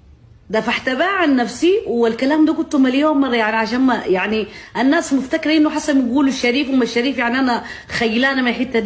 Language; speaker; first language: Arabic; native; Arabic